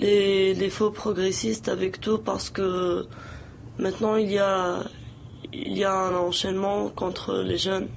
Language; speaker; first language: French; non-native, local second language; Arabic